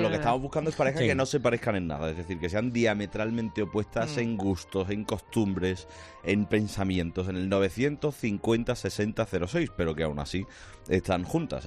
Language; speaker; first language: Spanish; native; Spanish